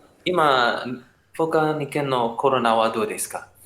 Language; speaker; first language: Japanese; non-native, learner; Malay